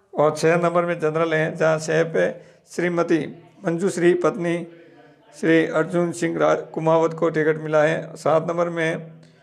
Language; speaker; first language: Hindi; native; Hindi